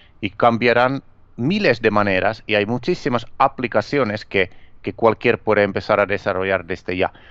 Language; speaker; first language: Spanish; non-native, fluent; Finnish